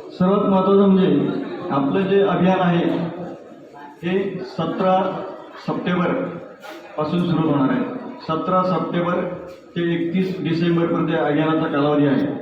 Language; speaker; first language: Marathi; native; Marathi